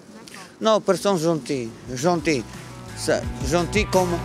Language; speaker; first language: French; non-native, learner; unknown